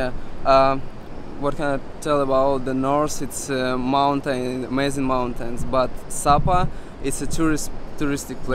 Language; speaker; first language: English; non-native, fluent; Russian